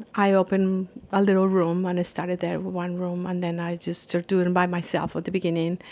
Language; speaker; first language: English; non-native, fluent; Spanish